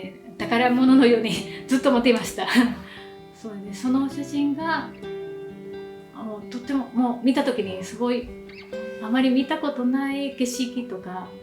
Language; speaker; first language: Japanese; early bilingual, heritage; Spanish